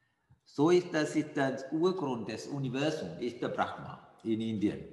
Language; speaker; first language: German; non-native, fluent; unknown